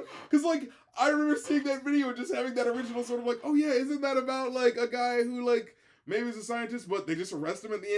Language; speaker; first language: English; native; English